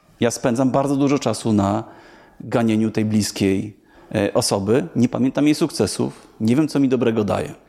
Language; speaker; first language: Polish; native; Polish